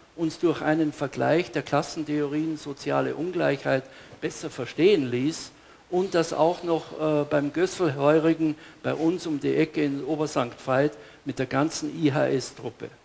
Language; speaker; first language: German; native; German